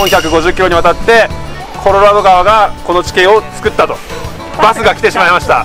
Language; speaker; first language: Japanese; native; Japanese